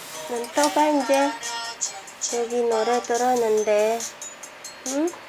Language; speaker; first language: Korean; non-native, learner; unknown